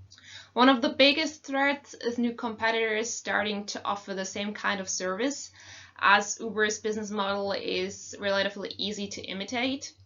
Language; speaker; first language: English; non-native, fluent; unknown